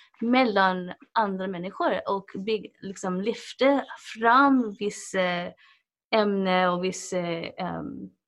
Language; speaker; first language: Swedish; non-native, fluent; English